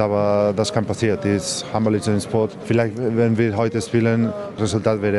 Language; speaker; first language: German; non-native, learner; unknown